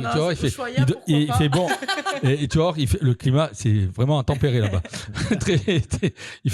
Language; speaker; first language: French; native; French